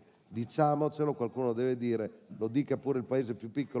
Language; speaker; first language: Italian; native; Italian